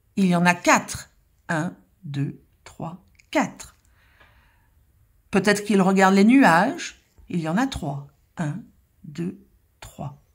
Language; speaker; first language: French; native; French